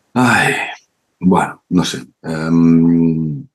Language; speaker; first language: Spanish; native; Spanish